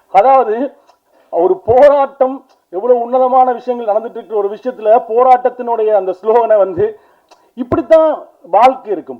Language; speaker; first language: Tamil; native; Tamil